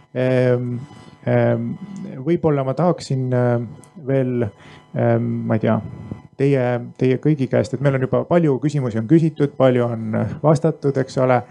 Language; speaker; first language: Estonian; native; Estonian